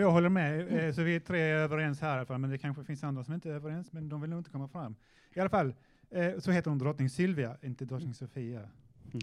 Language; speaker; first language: Swedish; native; Swedish